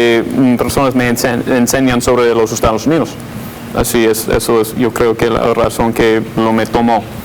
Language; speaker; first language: Spanish; non-native, fluent; English